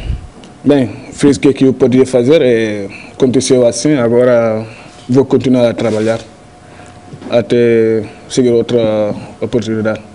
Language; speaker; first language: Portuguese; non-native, learner; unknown